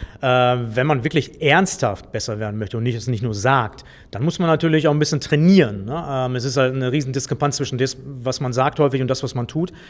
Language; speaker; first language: German; native; German